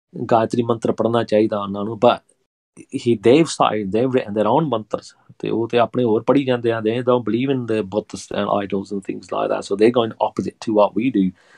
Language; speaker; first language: Punjabi; early bilingual, heritage; Punjabi